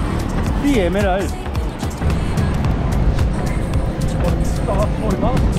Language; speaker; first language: Thai; non-native, learner; Korean